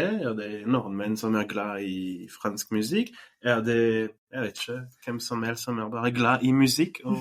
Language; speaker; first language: Norwegian; non-native, fluent; French